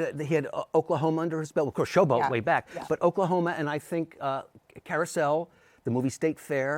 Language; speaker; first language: English; native; English